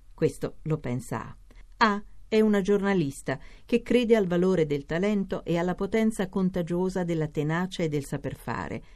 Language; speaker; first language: Italian; native; Italian